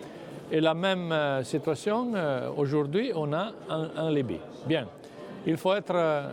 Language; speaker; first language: French; non-native, fluent; Italian